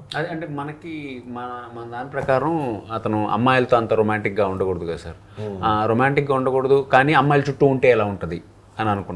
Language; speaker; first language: Telugu; native; Telugu